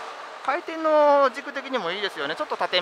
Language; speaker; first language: Japanese; native; Japanese